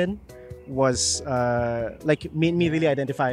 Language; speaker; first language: English; non-native, local second language; Malay